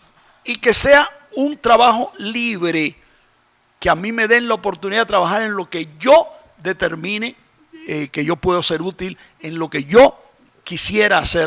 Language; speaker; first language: Spanish; native; Spanish